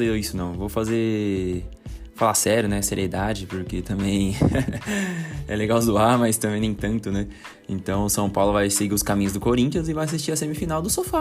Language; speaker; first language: Portuguese; native; Portuguese